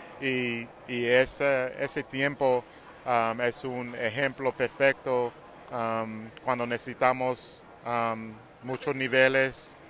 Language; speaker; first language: Spanish; non-native, learner; English